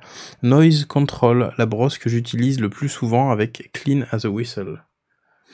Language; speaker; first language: French; native; French